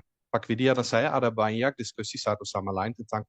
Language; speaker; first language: Indonesian; non-native, fluent; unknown